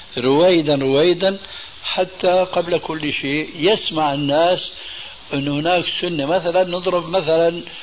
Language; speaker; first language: Arabic; early bilingual, other home language; Albanian